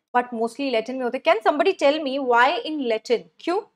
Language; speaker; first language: Hindi; native; Hindi